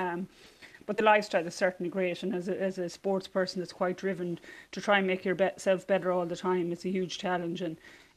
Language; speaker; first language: English; native; English